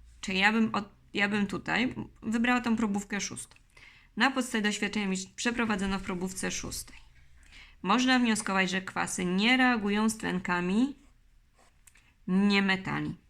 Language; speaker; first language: Polish; native; Polish